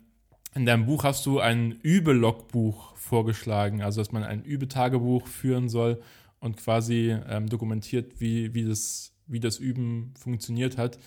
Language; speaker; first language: German; native; German